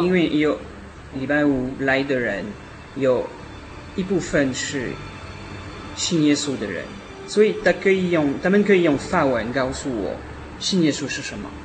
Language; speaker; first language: Chinese; non-native, learner; French